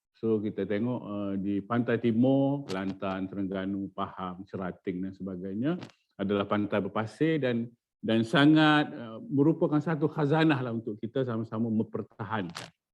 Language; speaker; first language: Malay; native; Malay